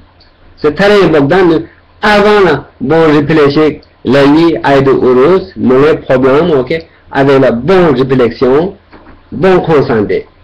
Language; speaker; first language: French; non-native, learner; Tibetan